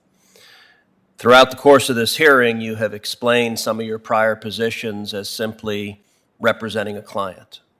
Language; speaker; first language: English; native; English